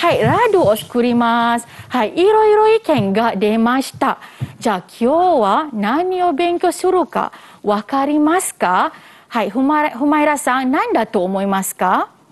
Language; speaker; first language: Japanese; non-native, fluent; Malay